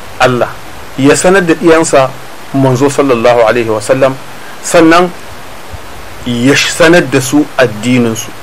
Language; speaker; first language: Hausa; native; Hausa